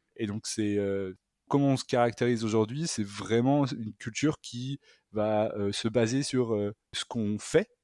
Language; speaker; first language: French; native; French